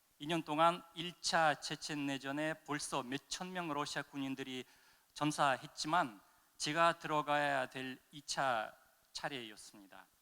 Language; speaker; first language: Korean; non-native, fluent; Russian